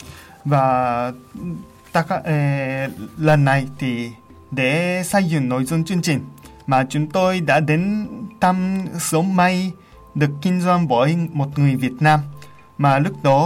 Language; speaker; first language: Vietnamese; non-native, fluent; Japanese